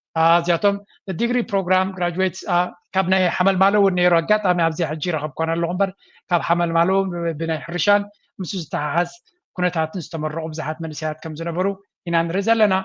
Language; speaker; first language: Tigrinya; native; Tigrinya